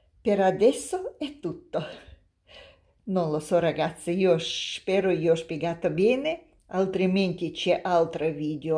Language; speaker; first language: Italian; non-native, learner; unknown